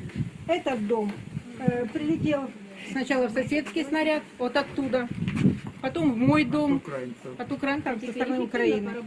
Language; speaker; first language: Russian; native; Russian